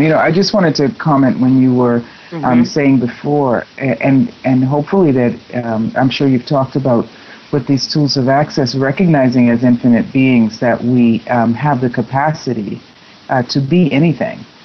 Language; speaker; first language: English; native; English